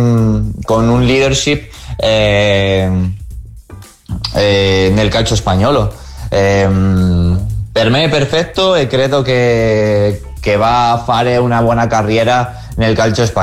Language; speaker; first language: Italian; non-native, fluent; Spanish